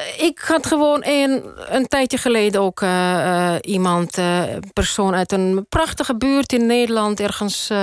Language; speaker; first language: Dutch; non-native, fluent; Russian